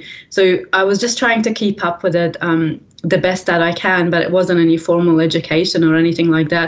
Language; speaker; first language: English; early bilingual, other home language; Persian